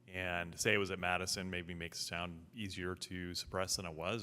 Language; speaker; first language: English; native; English